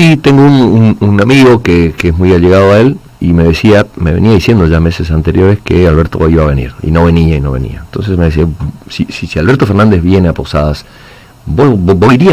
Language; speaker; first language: Spanish; native; Spanish